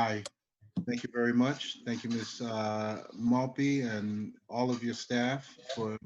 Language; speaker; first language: English; native; English